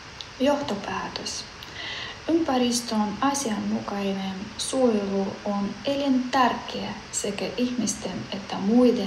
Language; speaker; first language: Finnish; non-native, learner; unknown